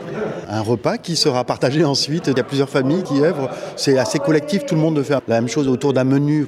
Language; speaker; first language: French; native; French